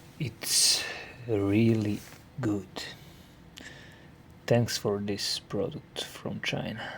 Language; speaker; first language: English; non-native, learner; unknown